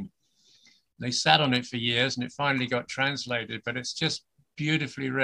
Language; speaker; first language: English; native; English